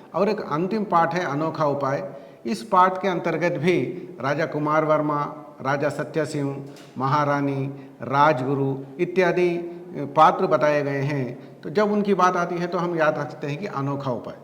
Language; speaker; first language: Hindi; non-native, local second language; Telugu